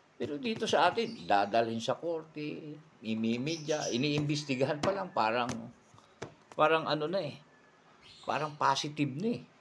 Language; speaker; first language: Filipino; non-native, local second language; Cebuano